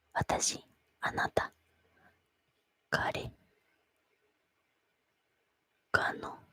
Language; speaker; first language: Japanese; non-native, learner; Spanish